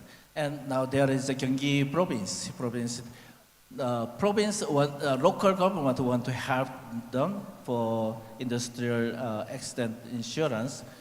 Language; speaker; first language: English; non-native, learner; Korean